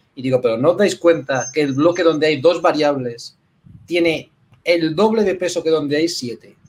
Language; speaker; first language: Spanish; native; Spanish